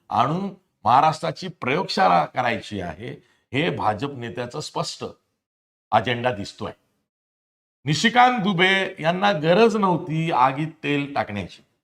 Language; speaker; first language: Marathi; native; Marathi